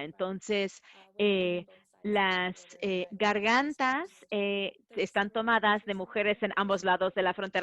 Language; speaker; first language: Spanish; non-native, fluent; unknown